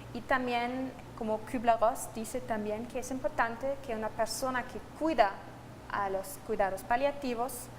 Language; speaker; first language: Spanish; non-native, fluent; German